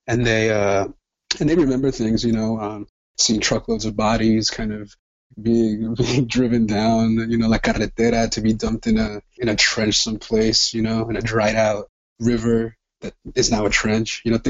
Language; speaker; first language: English; native; English